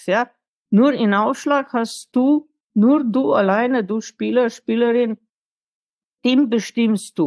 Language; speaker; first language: German; non-native, fluent; Slovenian